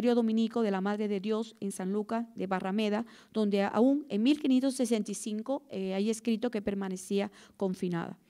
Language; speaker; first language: Spanish; native; Spanish